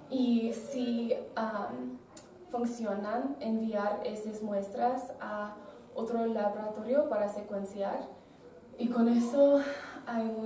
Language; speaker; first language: Spanish; non-native, learner; English